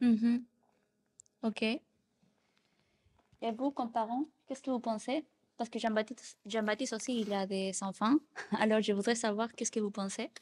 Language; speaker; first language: French; non-native, learner; Spanish